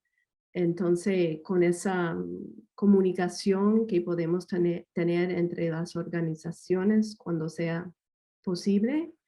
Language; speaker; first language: Spanish; non-native, fluent; English